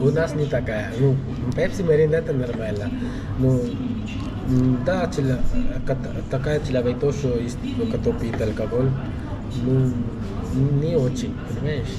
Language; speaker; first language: Russian; non-native, learner; Hindi